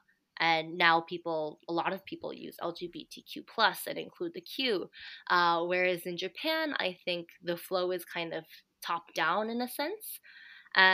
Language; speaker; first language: English; native; English